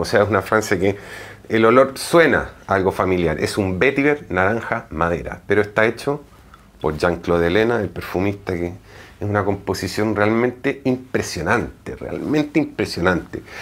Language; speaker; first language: Spanish; native; Spanish